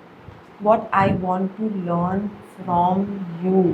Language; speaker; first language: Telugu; non-native, local second language; Urdu